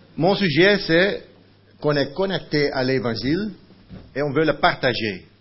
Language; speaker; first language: French; non-native, fluent; Dutch